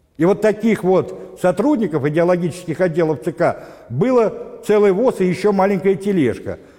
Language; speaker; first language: Russian; native; Russian